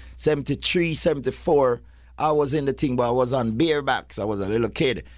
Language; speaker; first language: English; non-native, local second language; Jamaican Creole English